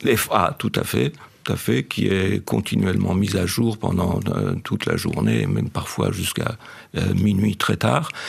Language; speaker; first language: French; non-native, fluent; Persian